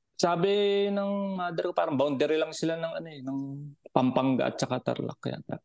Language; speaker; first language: Filipino; native; Filipino